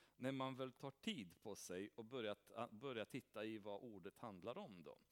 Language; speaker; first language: Swedish; non-native, fluent; Romanian